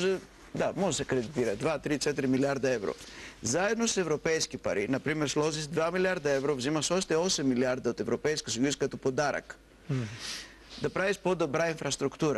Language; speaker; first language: Bulgarian; non-native, fluent; Greek